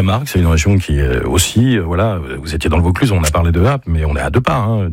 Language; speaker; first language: French; native; French